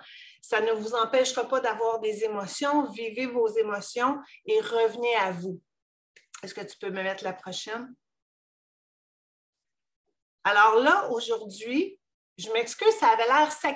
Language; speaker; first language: French; native; French